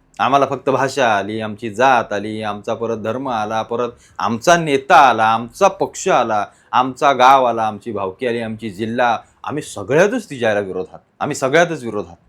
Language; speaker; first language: Marathi; native; Marathi